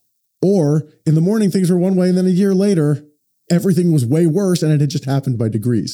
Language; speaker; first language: English; native; English